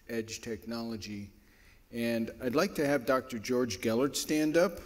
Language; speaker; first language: English; native; English